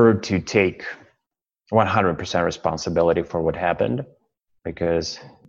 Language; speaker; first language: English; non-native, fluent; Russian